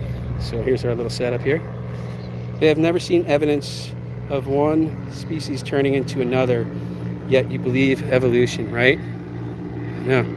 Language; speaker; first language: English; native; English